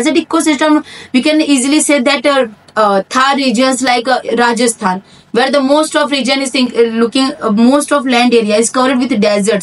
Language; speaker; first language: English; non-native, local second language; Hindi